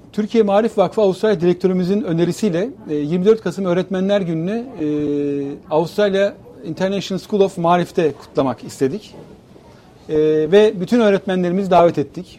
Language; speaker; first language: Turkish; native; Turkish